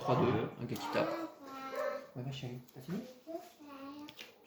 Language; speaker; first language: French; native; French